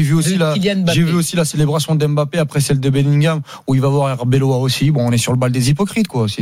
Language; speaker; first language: French; native; French